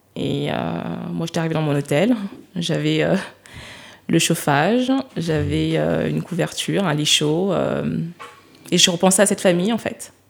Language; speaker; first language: French; early bilingual, other home language; Lingala